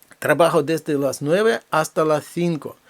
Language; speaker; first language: Spanish; non-native, fluent; Ukrainian